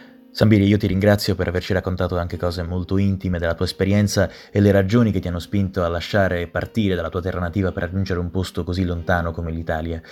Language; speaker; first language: Italian; native; Italian